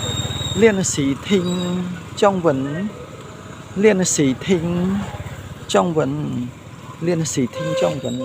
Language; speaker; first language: Chinese; non-native, learner; Khmer